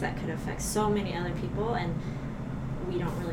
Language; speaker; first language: English; non-native, local second language; Cantonese